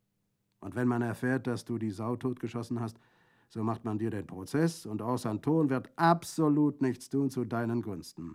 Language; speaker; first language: German; native; German